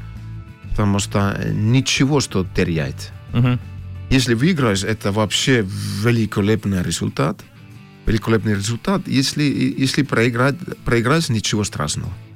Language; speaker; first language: Russian; non-native, learner; Finnish